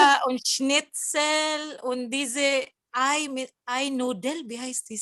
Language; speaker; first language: German; non-native, learner; Cebuano